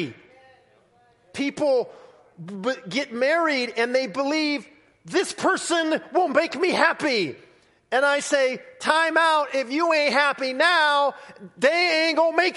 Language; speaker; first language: English; native; English